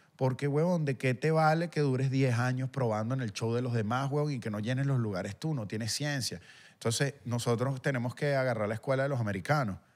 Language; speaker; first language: Spanish; native; Spanish